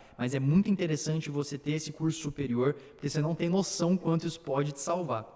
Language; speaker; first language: Portuguese; early bilingual, other home language; Slovak